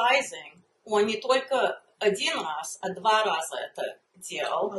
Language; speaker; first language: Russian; early bilingual, heritage; Russian